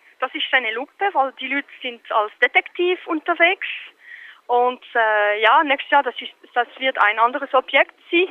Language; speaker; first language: German; non-native, local second language; French